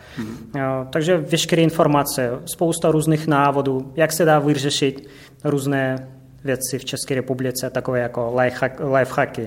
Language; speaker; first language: Czech; non-native, fluent; Russian